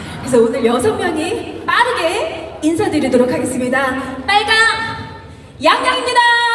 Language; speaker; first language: Korean; native; Korean